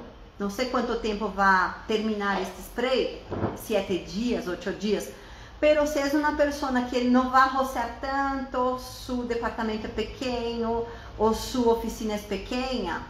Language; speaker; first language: Spanish; non-native, fluent; Portuguese